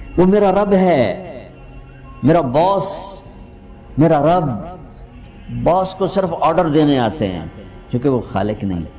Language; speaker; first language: Urdu; non-native, local second language; Punjabi